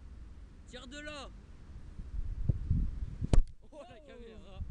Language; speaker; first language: French; native; French